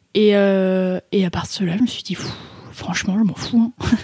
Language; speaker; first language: French; native; French